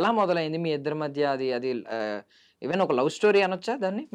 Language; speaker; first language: Telugu; native; Telugu